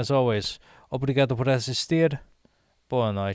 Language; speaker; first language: Portuguese; non-native, learner; English